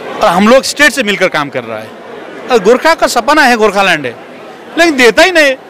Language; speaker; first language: Hindi; non-native, local second language; Nepali